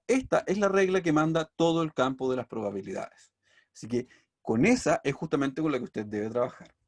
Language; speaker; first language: Spanish; native; Spanish